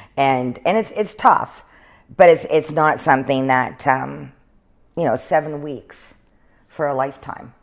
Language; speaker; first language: English; native; English